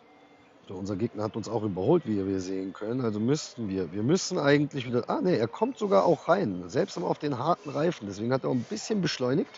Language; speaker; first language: German; native; German